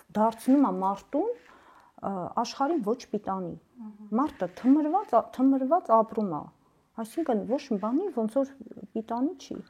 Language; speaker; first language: Armenian; native; Armenian